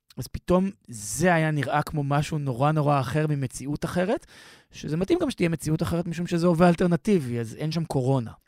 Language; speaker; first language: Hebrew; native; Hebrew